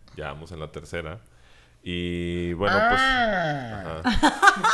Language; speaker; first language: Spanish; native; Spanish